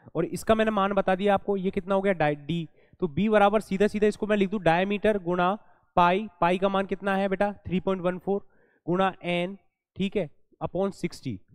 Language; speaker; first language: Hindi; native; Hindi